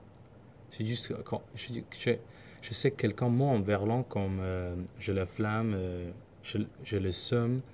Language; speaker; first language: French; non-native, learner; Somali